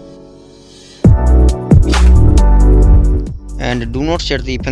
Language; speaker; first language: English; non-native, local second language; Hindi